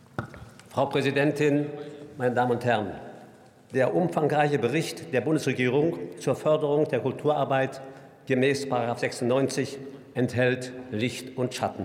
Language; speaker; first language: German; native; German